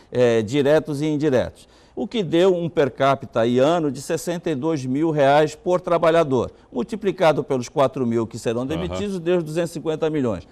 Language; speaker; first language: Portuguese; native; Portuguese